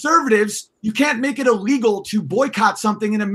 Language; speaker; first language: English; native; English